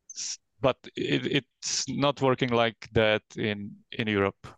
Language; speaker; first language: English; non-native, fluent; Czech